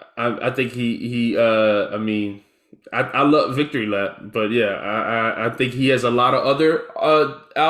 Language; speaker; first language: English; native; English